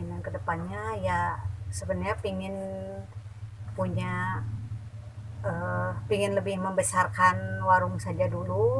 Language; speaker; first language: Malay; non-native, local second language; Sundanese